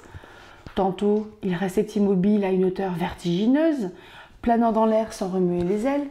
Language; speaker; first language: French; native; French